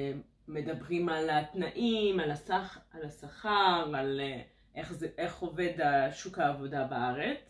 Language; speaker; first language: Hebrew; non-native, fluent; French